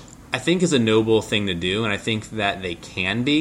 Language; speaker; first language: English; native; English